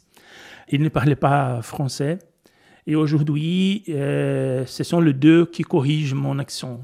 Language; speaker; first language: French; non-native, fluent; Portuguese